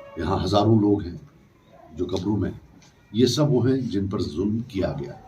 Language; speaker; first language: Urdu; non-native, local second language; Kashmiri